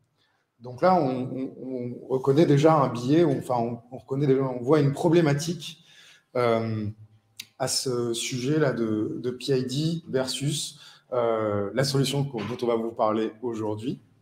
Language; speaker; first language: French; native; French